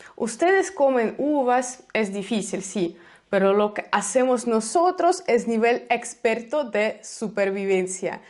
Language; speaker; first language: Spanish; non-native, fluent; Russian